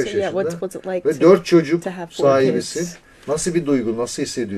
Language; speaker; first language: Turkish; native; Turkish